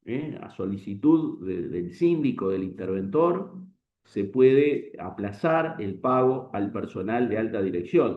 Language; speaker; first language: Spanish; native; Spanish